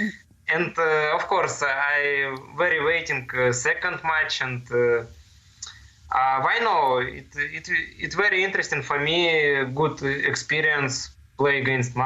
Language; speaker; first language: English; non-native, learner; Russian